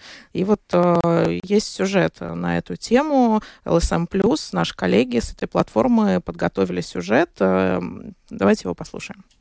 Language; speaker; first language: Russian; native; Russian